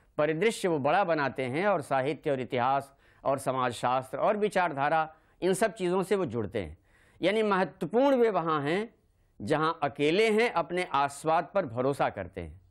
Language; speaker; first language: Hindi; native; Hindi